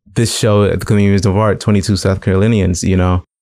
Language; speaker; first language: English; native; English